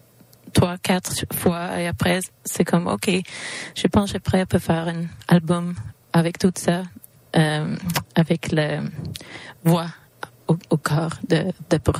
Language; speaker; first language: French; non-native, learner; Swedish